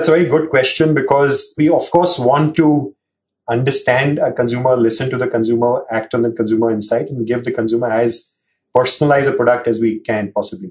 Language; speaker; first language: English; non-native, local second language; Hindi